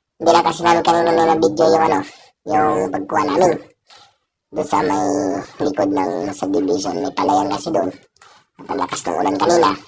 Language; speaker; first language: Filipino; non-native, local second language; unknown